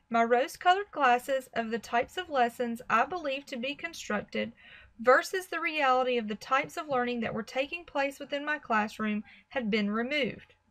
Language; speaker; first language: English; native; English